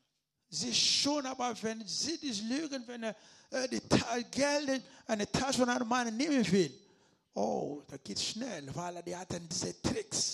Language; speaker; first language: German; non-native, learner; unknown